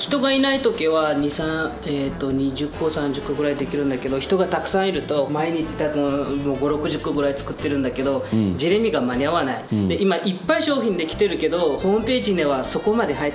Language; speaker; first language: Japanese; non-native, learner; French